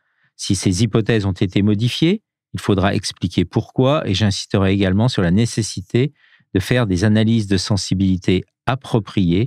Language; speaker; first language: French; native; French